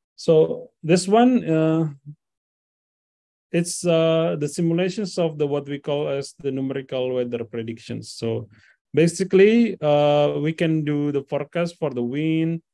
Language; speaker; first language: English; non-native, learner; Indonesian